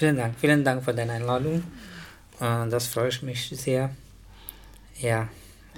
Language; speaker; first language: German; non-native, learner; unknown